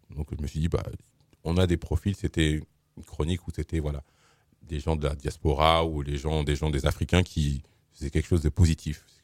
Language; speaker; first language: French; native; French